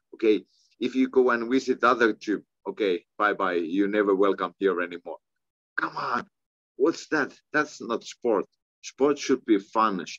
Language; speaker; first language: English; non-native, fluent; Finnish